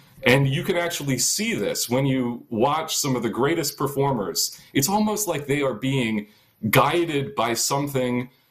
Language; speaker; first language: English; native; English